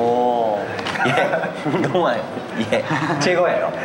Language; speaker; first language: Korean; non-native, learner; Japanese